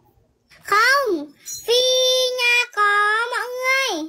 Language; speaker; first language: Vietnamese; non-native, learner; Indonesian